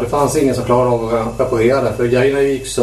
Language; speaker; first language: Swedish; native; Swedish